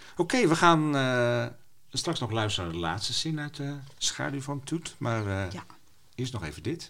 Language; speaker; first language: Dutch; non-native, local second language; Western Frisian